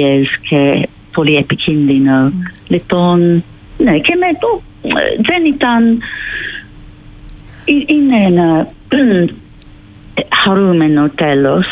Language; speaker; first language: Greek; non-native, fluent; English